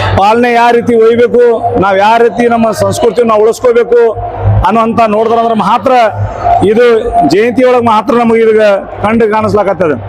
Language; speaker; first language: Kannada; non-native, local second language; Lambadi